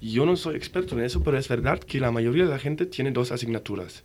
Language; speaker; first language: Spanish; non-native, fluent; German